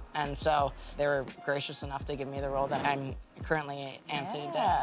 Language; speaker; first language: English; native; English